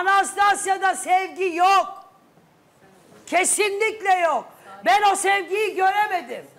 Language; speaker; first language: Turkish; native; Turkish